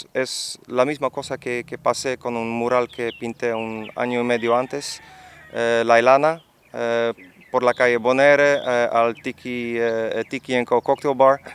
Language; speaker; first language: Spanish; non-native, fluent; Dutch